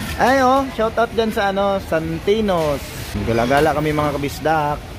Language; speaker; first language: Filipino; non-native, local second language; Cebuano